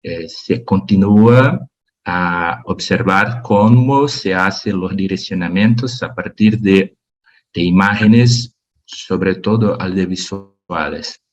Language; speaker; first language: Spanish; non-native, learner; Portuguese